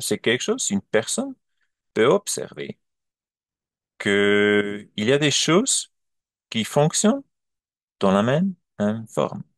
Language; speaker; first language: French; non-native, learner; German